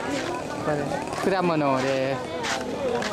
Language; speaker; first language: Japanese; non-native, learner; Thai